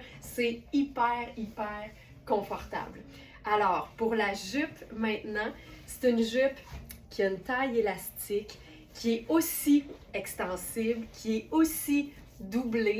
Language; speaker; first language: French; native; French